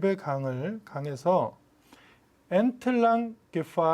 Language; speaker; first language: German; non-native, fluent; Korean